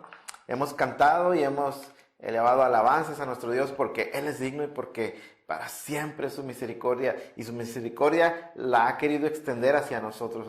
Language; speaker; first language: Spanish; native; Spanish